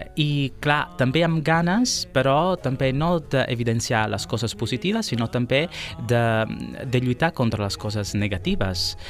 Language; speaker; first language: Catalan; non-native, fluent; Sicilian